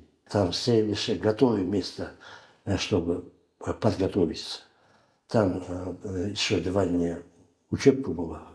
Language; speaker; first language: Russian; non-native, learner; Uzbek